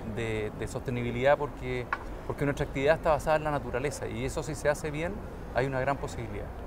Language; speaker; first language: Spanish; native; Spanish